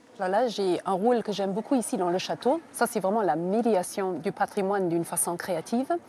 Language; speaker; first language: French; non-native, fluent; German